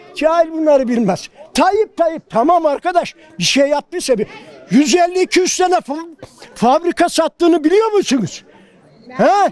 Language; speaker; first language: Turkish; native; Turkish